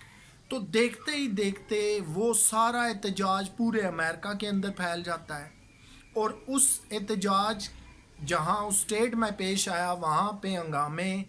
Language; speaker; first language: Urdu; native; Urdu